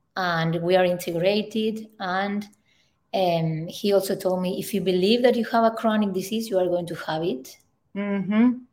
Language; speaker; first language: English; non-native, fluent; Spanish